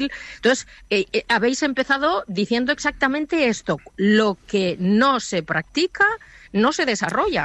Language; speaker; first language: Spanish; native; Spanish